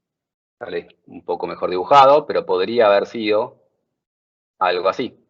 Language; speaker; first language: Spanish; native; Spanish